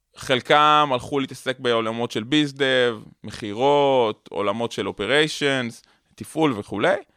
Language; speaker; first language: Hebrew; native; Hebrew